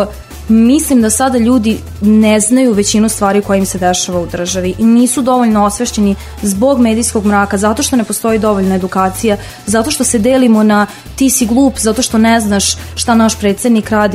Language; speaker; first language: Serbian; native; Serbian